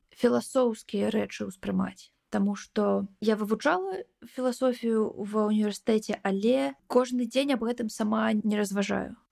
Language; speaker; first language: Belarusian; non-native, local second language; Russian